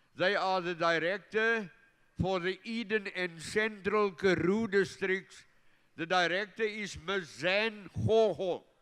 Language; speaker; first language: English; non-native, local second language; Afrikaans